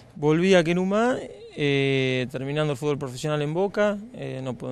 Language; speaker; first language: Spanish; native; Spanish